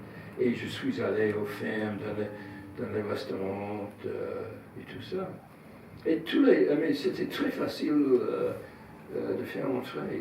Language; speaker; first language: French; non-native, fluent; English